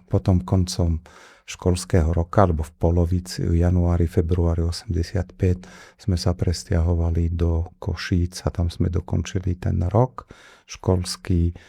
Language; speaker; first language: Slovak; non-native, fluent; Arabic